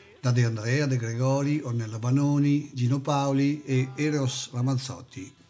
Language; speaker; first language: Italian; native; Italian